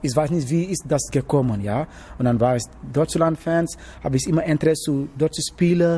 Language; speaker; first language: German; non-native, learner; Wolof